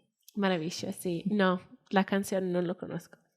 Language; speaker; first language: Spanish; non-native, fluent; Welsh